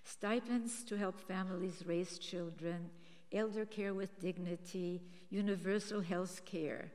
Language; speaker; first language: English; early bilingual, other home language; German